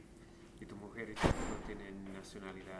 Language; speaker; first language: Spanish; non-native, fluent; English